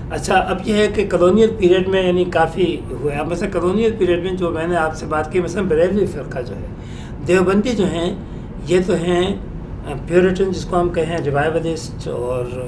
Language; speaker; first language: Urdu; native; Urdu